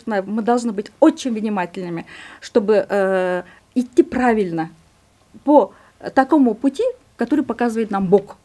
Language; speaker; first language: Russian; non-native, local second language; Kyrgyz